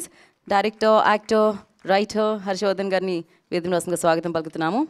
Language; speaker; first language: Telugu; native; Telugu